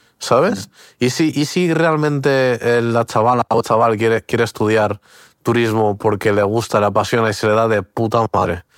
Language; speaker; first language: Spanish; early bilingual, other home language; Portuguese